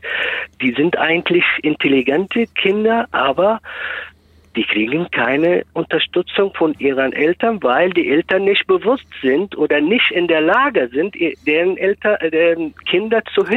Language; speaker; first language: German; non-native, fluent; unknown